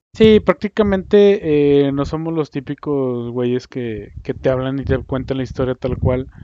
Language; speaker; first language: Spanish; native; Spanish